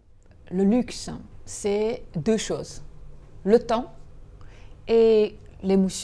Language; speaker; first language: French; non-native, fluent; Chinese